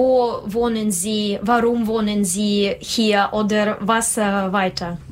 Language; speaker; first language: German; non-native, learner; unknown